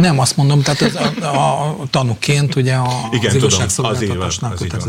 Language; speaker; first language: Hungarian; native; Hungarian